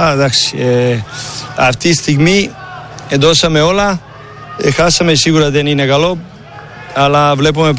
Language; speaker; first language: Greek; non-native, learner; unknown